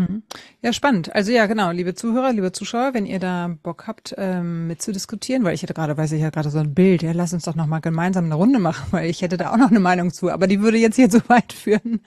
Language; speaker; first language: German; native; German